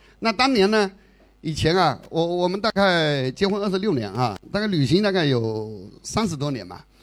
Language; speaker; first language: Chinese; native; Chinese